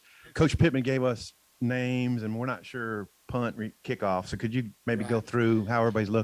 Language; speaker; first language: English; native; English